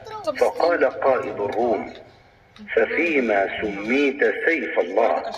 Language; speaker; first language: Arabic; native; Arabic